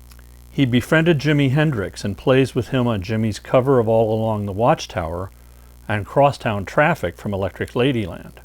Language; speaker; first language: English; native; English